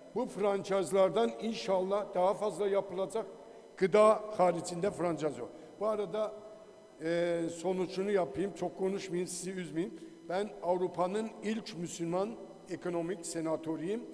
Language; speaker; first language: Turkish; non-native, fluent; Persian